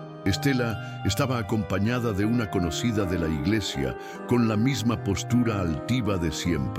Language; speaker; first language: Spanish; native; Spanish